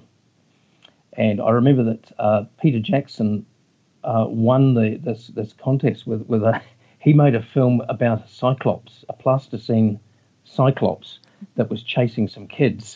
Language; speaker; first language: English; native; English